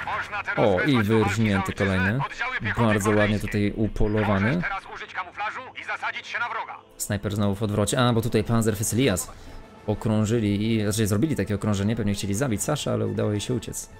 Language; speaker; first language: Polish; native; Polish